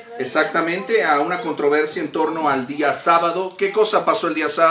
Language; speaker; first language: Spanish; native; Spanish